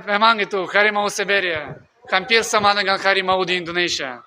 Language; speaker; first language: Indonesian; non-native, learner; Russian